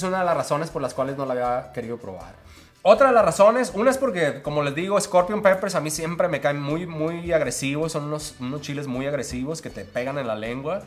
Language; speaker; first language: Spanish; native; Spanish